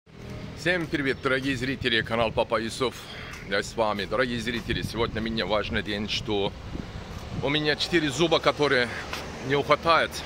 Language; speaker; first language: Russian; non-native, learner; Turkish